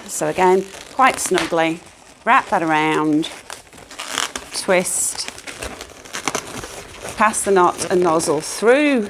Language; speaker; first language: English; native; English